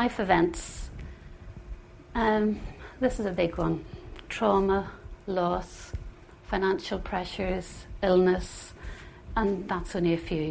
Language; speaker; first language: English; native; English